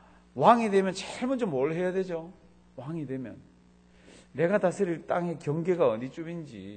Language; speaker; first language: Korean; native; Korean